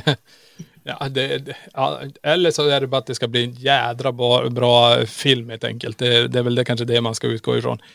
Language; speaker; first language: Swedish; native; Swedish